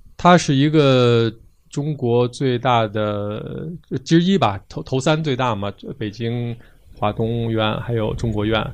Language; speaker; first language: Chinese; native; Chinese